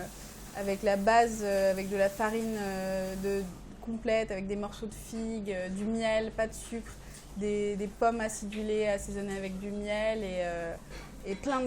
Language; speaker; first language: French; early bilingual, other home language; Persian